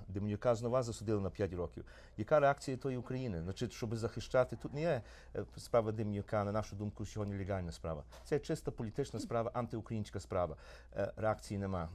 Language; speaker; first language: Ukrainian; early bilingual, heritage; Ukrainian